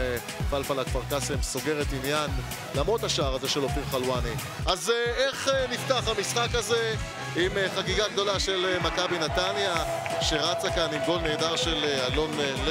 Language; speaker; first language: Hebrew; native; Hebrew